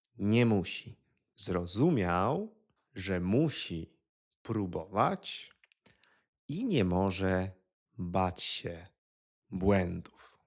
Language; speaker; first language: Polish; native; Polish